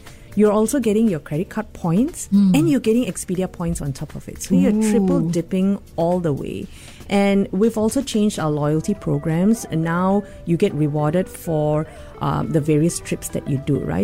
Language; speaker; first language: English; non-native, local second language; Tamil